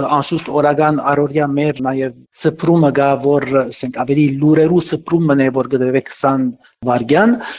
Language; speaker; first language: Armenian; early bilingual, heritage; Armenian